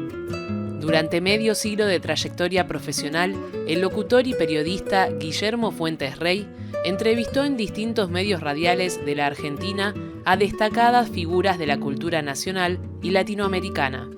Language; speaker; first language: Spanish; native; Spanish